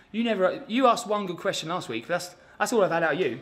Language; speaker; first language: English; native; English